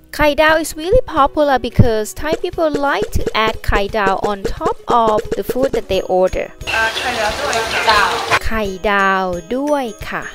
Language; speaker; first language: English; non-native, fluent; Thai